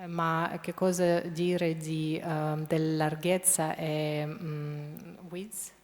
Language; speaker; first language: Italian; non-native, fluent; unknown